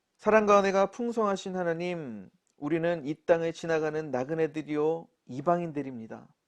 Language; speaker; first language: Korean; native; Korean